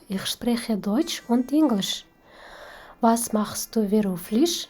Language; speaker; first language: German; non-native, fluent; Kazakh